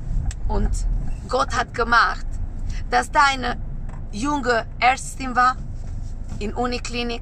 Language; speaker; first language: German; non-native, learner; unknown